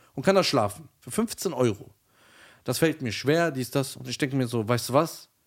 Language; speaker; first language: German; early bilingual, other home language; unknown